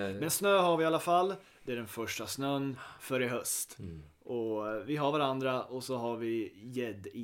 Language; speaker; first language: Swedish; native; Swedish